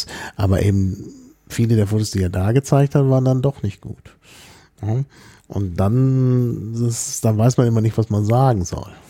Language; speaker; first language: German; native; German